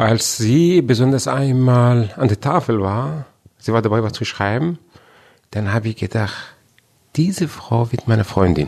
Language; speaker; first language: German; non-native, fluent; Persian